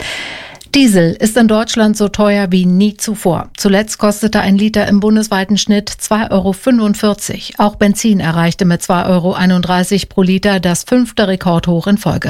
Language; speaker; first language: German; native; German